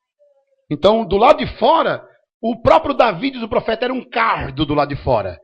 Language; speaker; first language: Portuguese; native; Portuguese